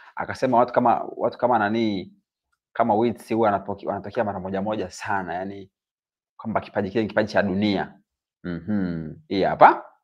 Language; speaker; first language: Swahili; native; Swahili